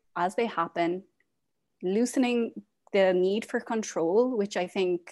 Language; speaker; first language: English; native; English